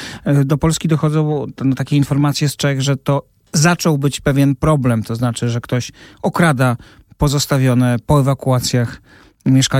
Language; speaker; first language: Polish; native; Polish